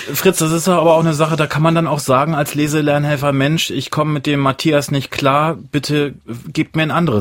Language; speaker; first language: German; native; German